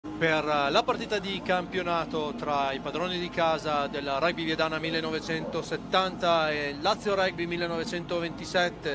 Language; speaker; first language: Italian; native; Italian